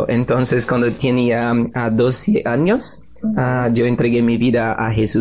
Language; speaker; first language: Spanish; non-native, learner; Portuguese